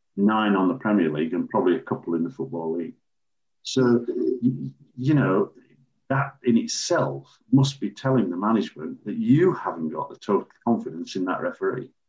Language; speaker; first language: English; native; English